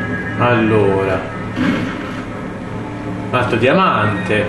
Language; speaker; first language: Italian; native; Italian